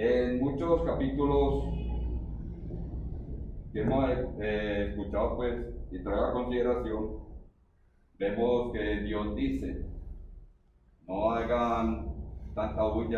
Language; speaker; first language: Spanish; native; Spanish